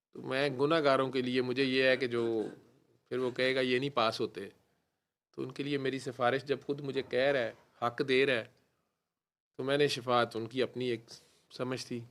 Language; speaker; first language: Urdu; non-native, local second language; Punjabi